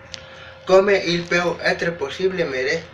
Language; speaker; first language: French; non-native, learner; Spanish